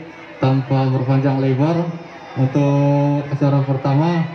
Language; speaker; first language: Indonesian; native; Indonesian